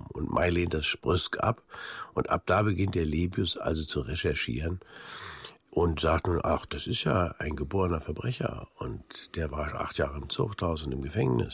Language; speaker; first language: German; native; German